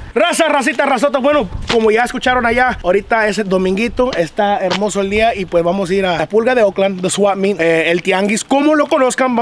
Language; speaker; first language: Spanish; early bilingual, heritage; Spanish